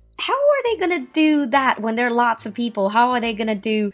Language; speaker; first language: English; non-native, fluent; Chinese